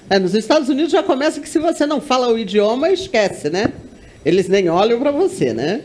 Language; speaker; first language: Portuguese; native; Portuguese